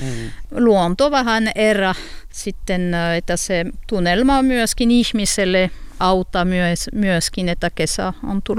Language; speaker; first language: Finnish; non-native, learner; French